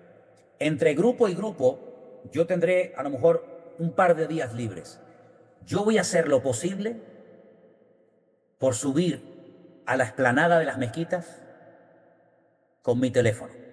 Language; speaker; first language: Spanish; native; Spanish